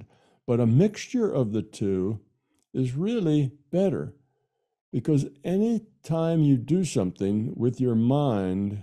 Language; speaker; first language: English; native; English